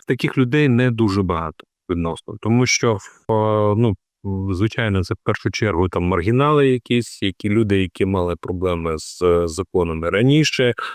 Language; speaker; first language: Ukrainian; native; Ukrainian